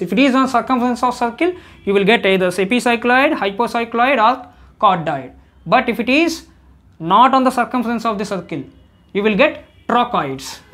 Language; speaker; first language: English; non-native, local second language; Telugu